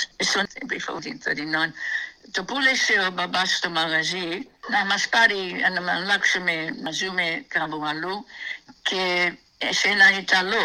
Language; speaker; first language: Greek; early bilingual, heritage; Greek